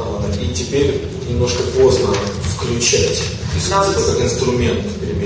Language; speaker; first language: Russian; native; Russian